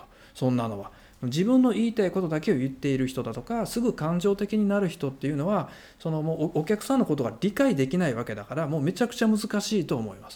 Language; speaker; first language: Japanese; native; Japanese